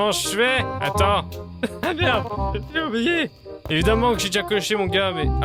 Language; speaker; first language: French; native; French